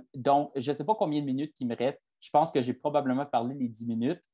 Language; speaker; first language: French; native; French